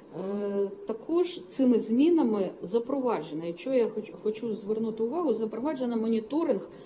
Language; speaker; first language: Ukrainian; native; Ukrainian